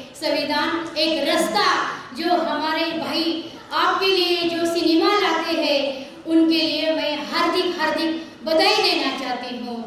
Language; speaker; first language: Hindi; non-native, local second language; Marathi